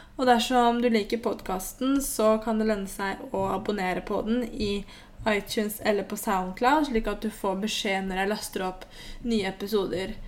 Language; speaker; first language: Norwegian; native; Norwegian